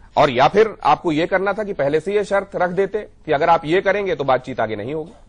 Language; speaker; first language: Hindi; native; Hindi